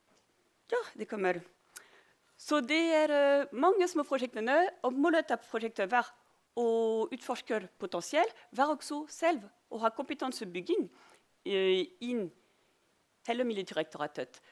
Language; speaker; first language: Norwegian; non-native, fluent; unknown